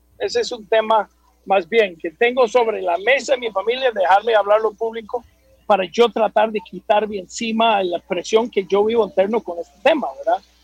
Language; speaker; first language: Spanish; non-native, fluent; English